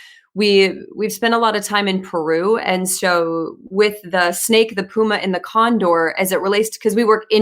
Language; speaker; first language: English; native; English